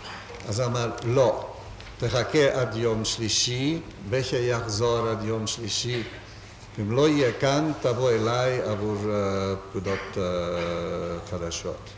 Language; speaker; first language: Hebrew; non-native, fluent; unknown